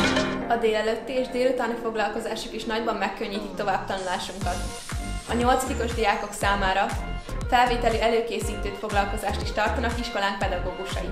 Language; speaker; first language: Hungarian; native; Hungarian